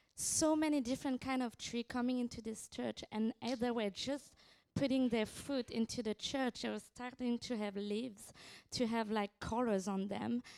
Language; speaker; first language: English; non-native, fluent; French